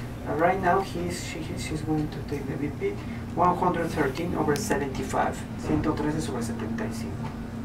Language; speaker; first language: English; non-native, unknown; Spanish